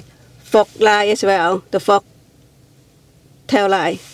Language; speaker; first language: English; non-native, learner; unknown